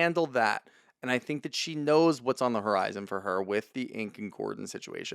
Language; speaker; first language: English; native; English